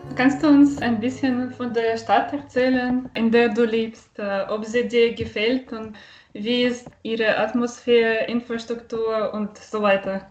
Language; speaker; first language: German; non-native, fluent; Russian